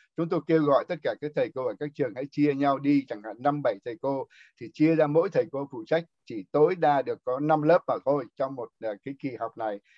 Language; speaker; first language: Vietnamese; native; Vietnamese